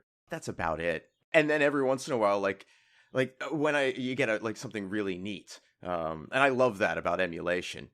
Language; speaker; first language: English; native; English